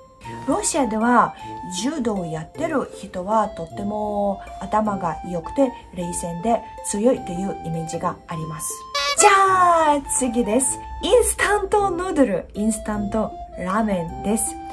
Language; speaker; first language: Japanese; non-native, fluent; Russian